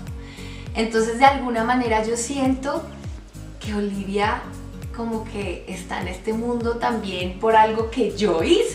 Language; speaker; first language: Spanish; native; Spanish